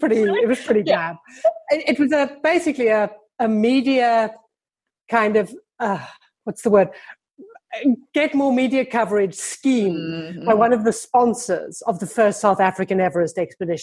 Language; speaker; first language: English; native; English